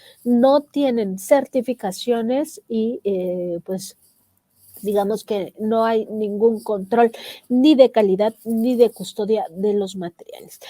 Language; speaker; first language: Spanish; native; Spanish